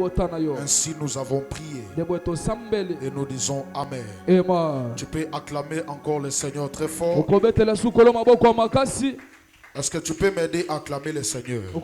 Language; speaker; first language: French; non-native, local second language; Lingala